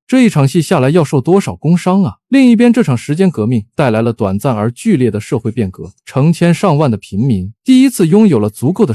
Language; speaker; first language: Chinese; native; Chinese